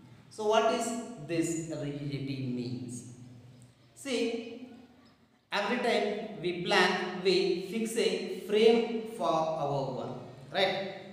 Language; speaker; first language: English; non-native, local second language; Kannada